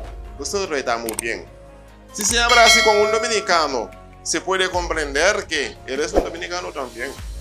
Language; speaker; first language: Spanish; non-native, fluent; Haitian Creole